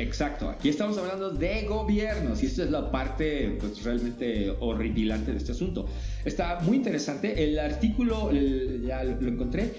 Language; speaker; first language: Spanish; native; Spanish